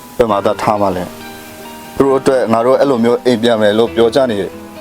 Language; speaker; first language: Burmese; non-native, local second language; Western Kayah